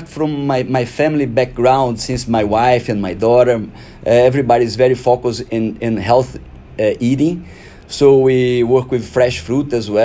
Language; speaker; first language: English; non-native, fluent; Portuguese